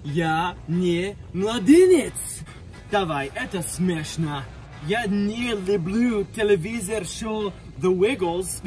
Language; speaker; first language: Russian; non-native, learner; English